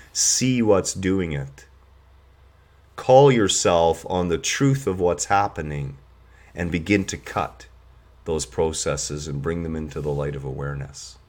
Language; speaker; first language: English; native; English